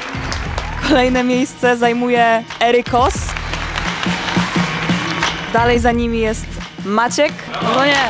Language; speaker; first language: Polish; native; Polish